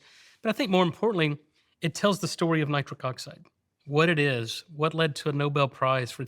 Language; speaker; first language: English; native; English